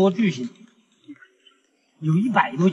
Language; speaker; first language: Chinese; native; Chinese